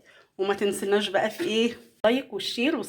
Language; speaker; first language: Arabic; native; Arabic